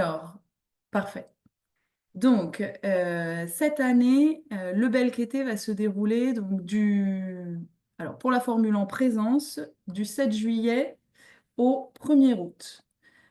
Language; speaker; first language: French; native; French